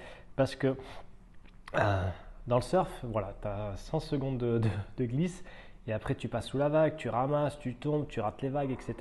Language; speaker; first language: French; native; French